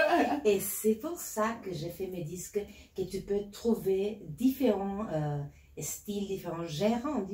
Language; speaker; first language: French; non-native, learner; Spanish